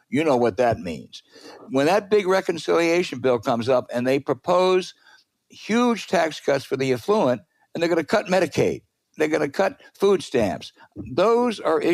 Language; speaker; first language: English; native; English